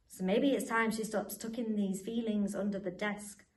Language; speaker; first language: English; native; English